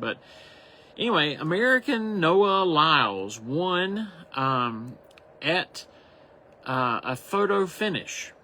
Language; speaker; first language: English; native; English